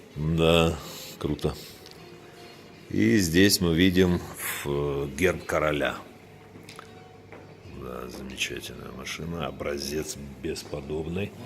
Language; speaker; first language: Russian; native; Russian